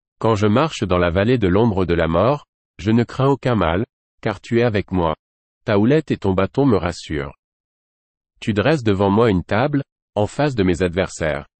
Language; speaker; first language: French; non-native, local second language; Haitian Creole